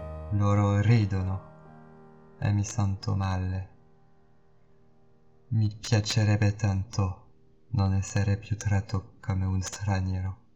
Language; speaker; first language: Italian; non-native, learner; French